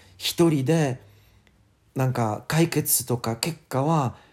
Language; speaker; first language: Japanese; non-native, learner; English